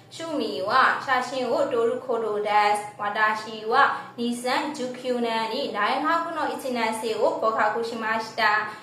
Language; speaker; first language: Japanese; non-native, learner; Burmese